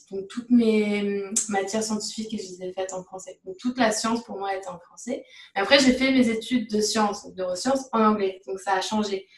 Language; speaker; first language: French; native; French